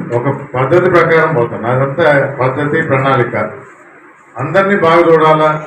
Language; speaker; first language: Telugu; native; Telugu